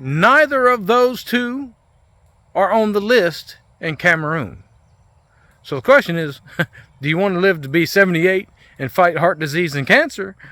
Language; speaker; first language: English; native; English